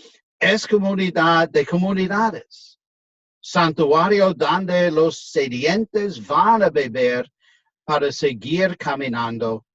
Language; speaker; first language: Spanish; non-native, fluent; English